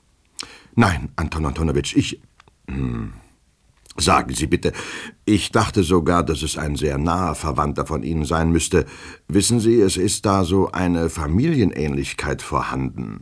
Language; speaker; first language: German; native; German